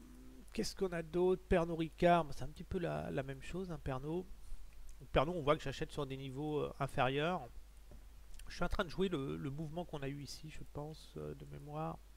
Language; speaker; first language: French; native; French